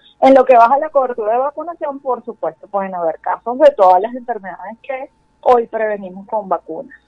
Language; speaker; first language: Spanish; native; Spanish